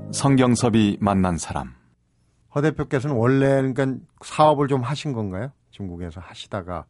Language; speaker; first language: Korean; native; Korean